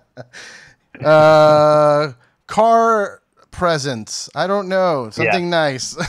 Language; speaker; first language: English; native; English